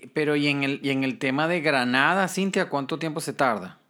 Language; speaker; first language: Spanish; native; Spanish